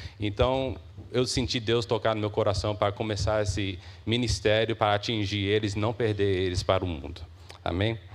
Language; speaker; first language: Portuguese; early bilingual, heritage; English